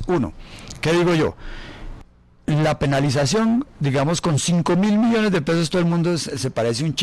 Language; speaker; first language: Spanish; native; Spanish